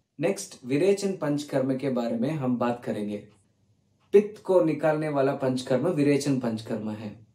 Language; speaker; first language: Hindi; non-native, learner; Tamil